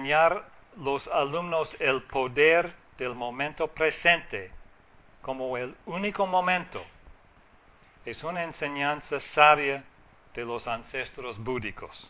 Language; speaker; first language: Spanish; non-native, fluent; English